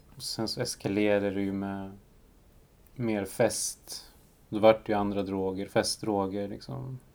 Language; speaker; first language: Swedish; early bilingual, other home language; Spanish